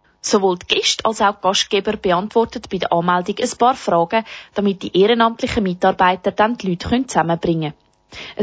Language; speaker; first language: German; native; German